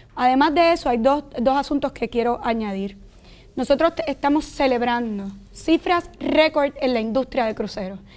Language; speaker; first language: Spanish; native; Spanish